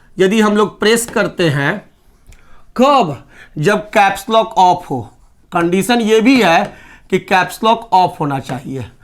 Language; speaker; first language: Hindi; native; Hindi